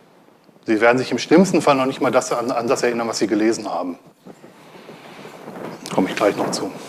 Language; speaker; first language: German; native; German